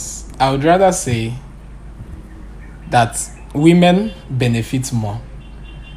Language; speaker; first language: English; non-native, local second language; Igbo